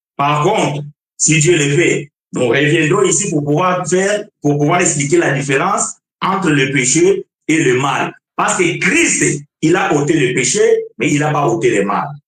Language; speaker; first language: French; non-native, fluent; Portuguese